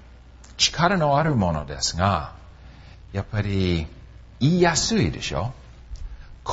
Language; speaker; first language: Japanese; non-native, fluent; English